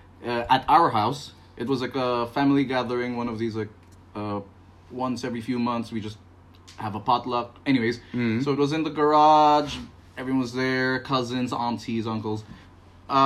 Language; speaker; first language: English; non-native, local second language; Filipino